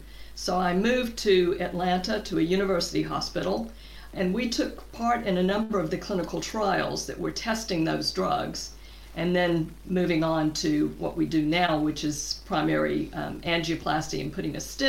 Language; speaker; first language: English; native; English